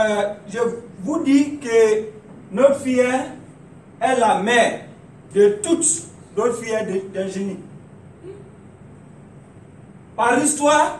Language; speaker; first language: French; non-native, learner; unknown